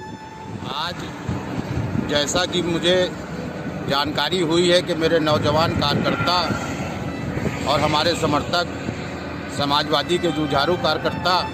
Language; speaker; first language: Hindi; native; Hindi